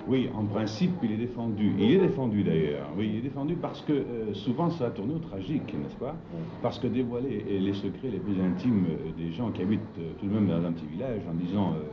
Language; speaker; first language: French; native; French